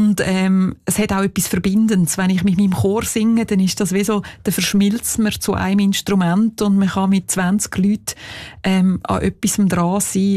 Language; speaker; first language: Swiss German; native; Swiss German